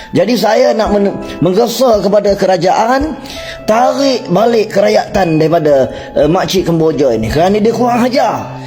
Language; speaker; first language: Malay; native; Malay